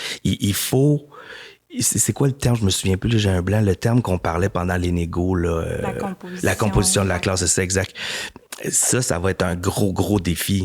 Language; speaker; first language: French; native; French